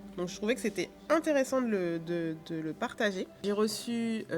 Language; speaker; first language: French; native; French